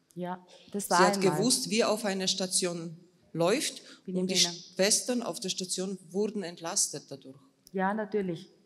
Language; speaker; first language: German; non-native, fluent; Polish